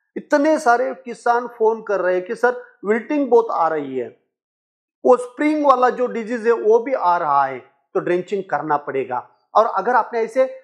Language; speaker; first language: Hindi; non-native, local second language; Marathi